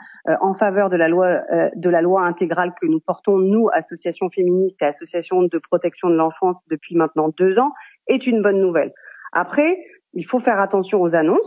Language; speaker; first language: French; native; French